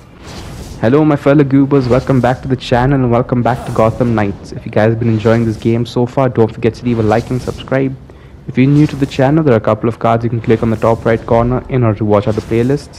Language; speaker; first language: English; native; English